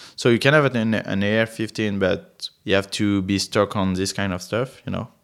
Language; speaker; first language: English; non-native, fluent; French